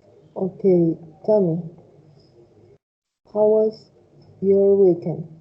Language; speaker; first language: English; non-native, fluent; Spanish